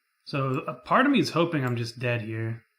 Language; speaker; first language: English; native; English